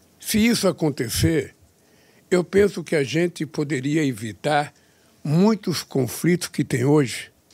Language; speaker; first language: Portuguese; native; Portuguese